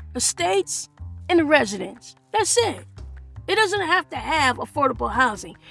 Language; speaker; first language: English; early bilingual, other home language; Yoruba